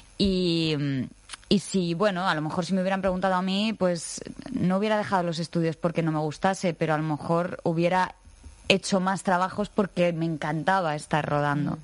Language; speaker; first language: Spanish; native; Spanish